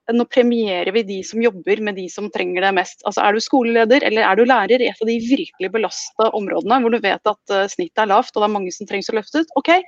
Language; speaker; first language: Norwegian; native; Norwegian